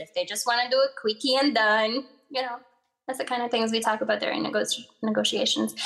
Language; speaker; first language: English; early bilingual, other home language; Arabic